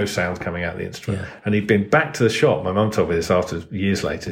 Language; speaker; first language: English; native; English